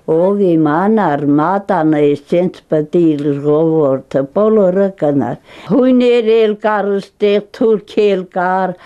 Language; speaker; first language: Armenian; non-native, local second language; Greek